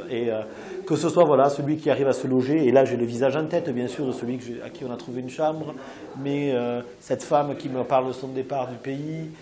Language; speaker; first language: French; native; French